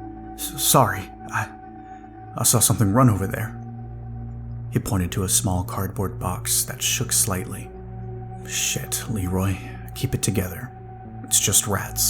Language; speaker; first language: English; native; English